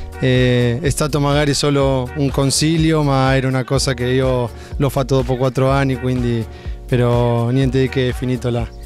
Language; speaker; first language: Italian; non-native, fluent; Spanish